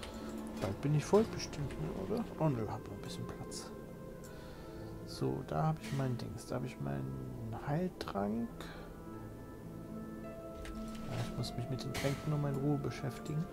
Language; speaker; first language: German; native; German